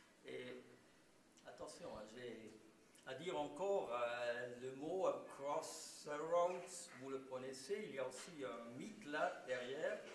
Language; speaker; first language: French; non-native, local second language; German